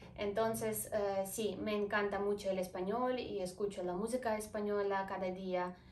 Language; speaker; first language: Spanish; non-native, fluent; Ukrainian